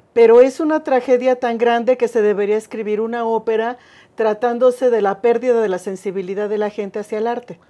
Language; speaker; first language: Spanish; native; Spanish